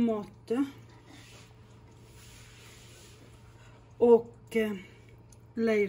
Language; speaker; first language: Swedish; non-native, fluent; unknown